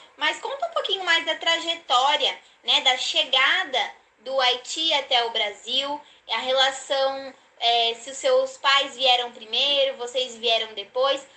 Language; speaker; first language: Portuguese; native; Portuguese